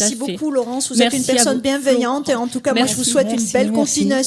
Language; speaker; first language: French; native; French